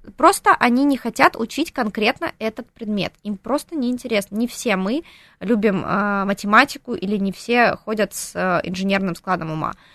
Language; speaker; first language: Russian; non-native, local second language; Ukrainian